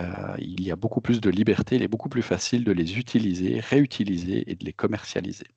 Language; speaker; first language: French; native; French